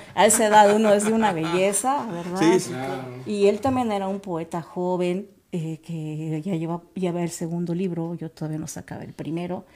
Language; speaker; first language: Spanish; native; Spanish